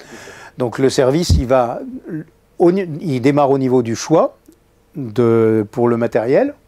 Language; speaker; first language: French; native; French